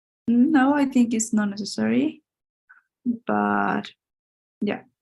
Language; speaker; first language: English; non-native, learner; Spanish